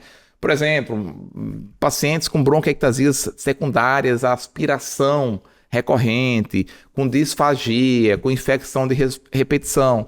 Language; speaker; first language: Portuguese; native; Portuguese